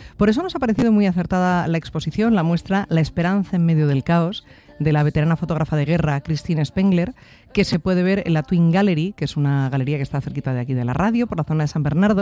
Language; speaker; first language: Spanish; native; Spanish